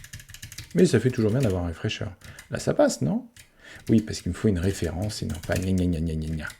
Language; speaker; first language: French; native; French